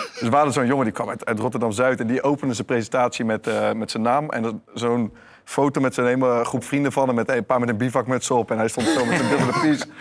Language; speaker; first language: Dutch; native; Dutch